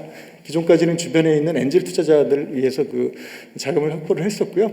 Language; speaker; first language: Korean; native; Korean